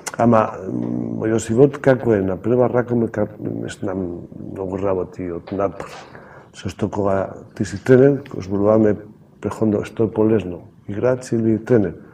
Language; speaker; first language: Macedonian; non-native, learner; Spanish